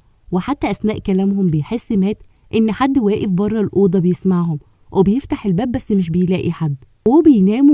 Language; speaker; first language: Arabic; native; Arabic